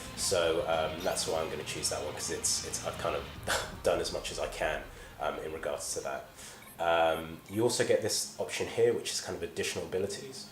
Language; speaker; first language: English; native; English